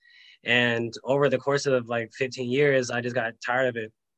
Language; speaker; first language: English; native; English